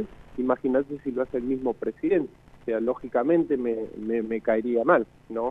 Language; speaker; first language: Spanish; native; Spanish